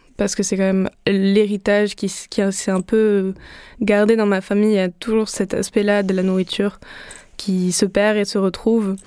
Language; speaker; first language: French; early bilingual, other home language; Spanish